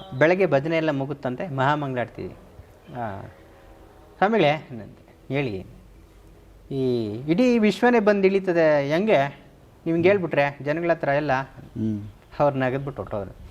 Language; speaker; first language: Kannada; native; Kannada